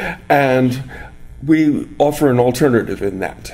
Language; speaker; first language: English; native; English